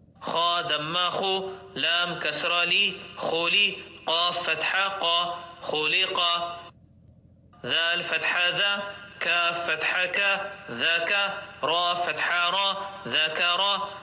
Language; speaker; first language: Arabic; non-native, fluent; Oromo